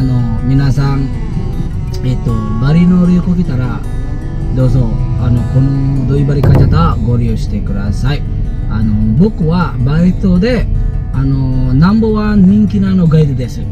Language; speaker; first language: Japanese; non-native, fluent; Indonesian